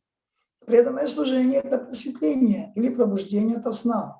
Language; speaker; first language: Russian; native; Russian